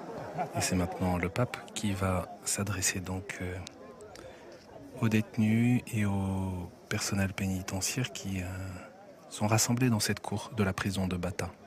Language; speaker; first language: French; native; French